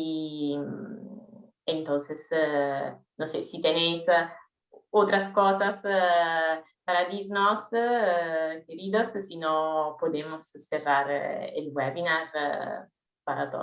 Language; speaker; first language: Spanish; non-native, fluent; Italian